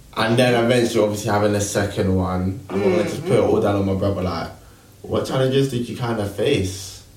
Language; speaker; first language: English; early bilingual, other home language; Krio